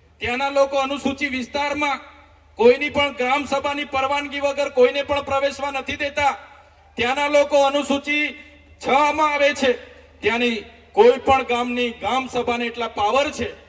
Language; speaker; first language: Gujarati; non-native, local second language; Vasavi